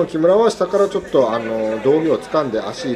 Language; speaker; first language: Japanese; native; Japanese